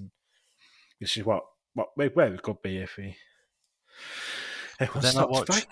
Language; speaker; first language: English; native; English